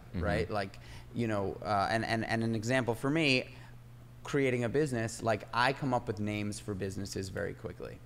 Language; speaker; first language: English; native; English